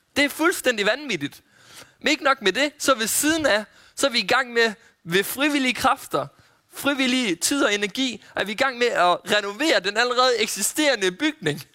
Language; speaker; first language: Danish; native; Danish